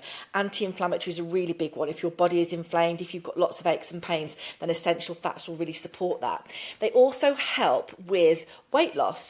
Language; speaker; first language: English; native; English